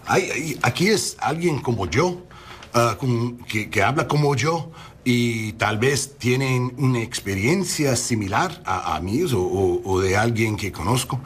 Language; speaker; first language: Spanish; non-native, learner; English